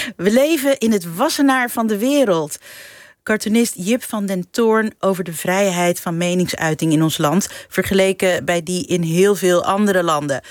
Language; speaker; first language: Dutch; non-native, local second language; Papiamento